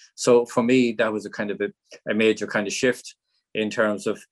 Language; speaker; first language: English; native; English